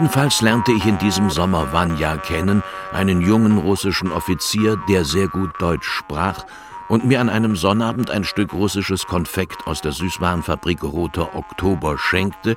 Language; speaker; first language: German; native; German